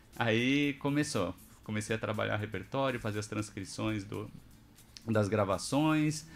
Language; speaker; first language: Portuguese; native; Portuguese